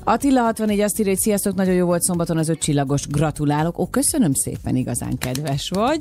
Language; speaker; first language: Hungarian; native; Hungarian